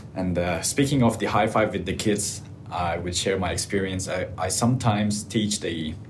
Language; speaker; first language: English; non-native, fluent; Persian